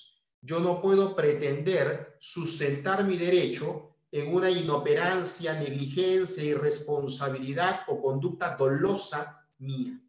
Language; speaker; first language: Spanish; native; Spanish